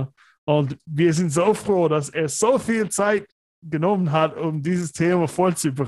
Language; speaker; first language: German; non-native, fluent; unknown